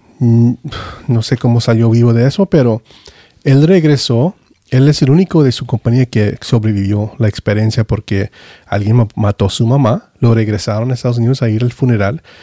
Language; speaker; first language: Spanish; early bilingual, heritage; Spanish